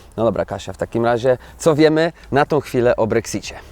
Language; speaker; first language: Polish; native; Polish